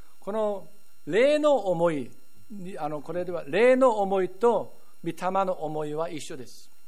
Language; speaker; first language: Japanese; non-native, fluent; Korean